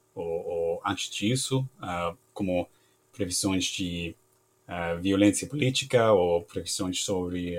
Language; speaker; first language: Portuguese; non-native, learner; English